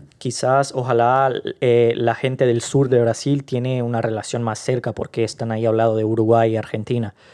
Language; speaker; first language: Spanish; non-native, fluent; Portuguese